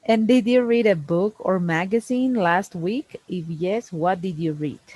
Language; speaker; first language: English; non-native, fluent; Spanish